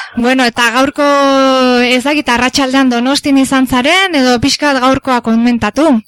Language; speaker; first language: Basque; non-native, local second language; Spanish